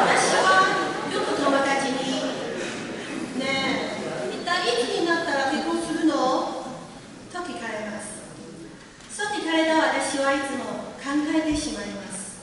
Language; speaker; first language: Japanese; non-native, learner; Chinese